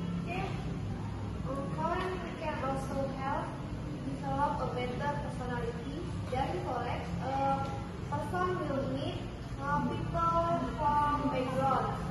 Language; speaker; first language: English; non-native, learner; Indonesian